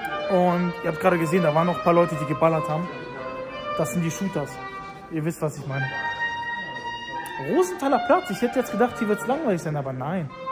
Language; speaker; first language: German; native; German